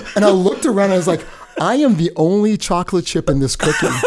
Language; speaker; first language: English; native; English